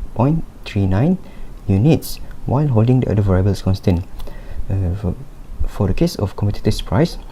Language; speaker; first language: English; non-native, local second language; Malay